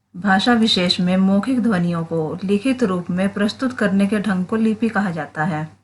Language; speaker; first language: Hindi; native; Hindi